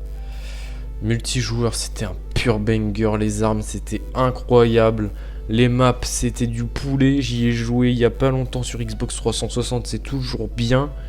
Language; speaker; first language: French; native; French